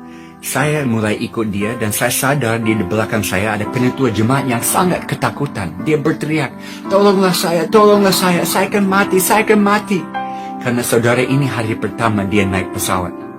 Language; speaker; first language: Indonesian; non-native, fluent; English